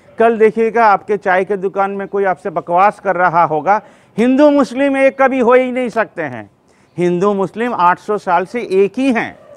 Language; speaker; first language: Hindi; non-native, local second language; Bangla